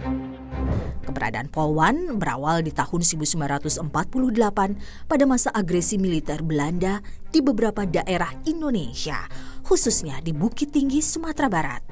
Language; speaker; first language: Indonesian; native; Indonesian